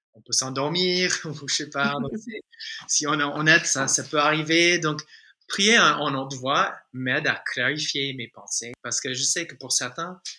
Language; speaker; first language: French; non-native, fluent; English